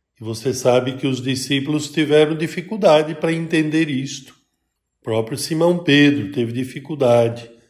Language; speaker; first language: Portuguese; native; Portuguese